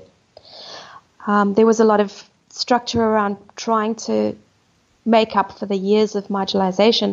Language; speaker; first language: English; native; English